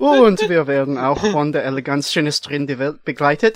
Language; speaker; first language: German; non-native, learner; English